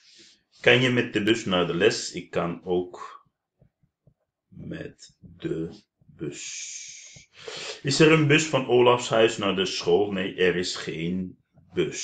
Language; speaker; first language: Dutch; non-native, fluent; Turkish